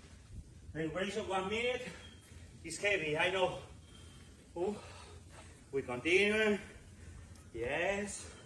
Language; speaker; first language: English; non-native, learner; Spanish